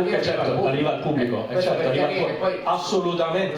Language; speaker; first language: Italian; native; Italian